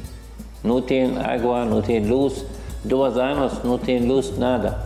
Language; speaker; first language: Portuguese; non-native, learner; Arabic